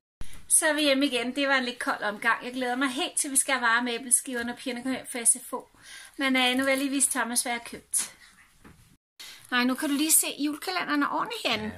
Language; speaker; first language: Danish; native; Danish